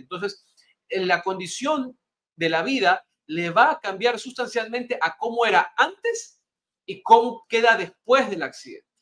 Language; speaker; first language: Spanish; native; Spanish